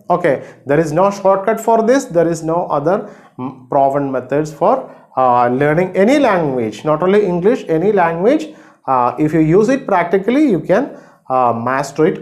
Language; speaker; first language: English; non-native, local second language; Malayalam